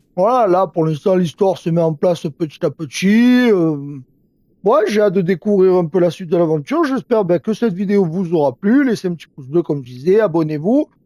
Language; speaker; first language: French; native; French